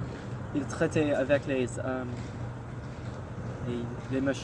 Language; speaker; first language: French; non-native, learner; English